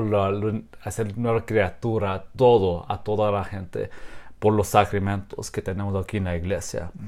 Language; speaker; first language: Spanish; non-native, fluent; English